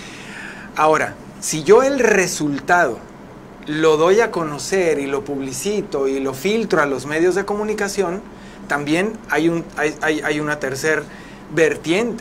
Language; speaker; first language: Spanish; native; Spanish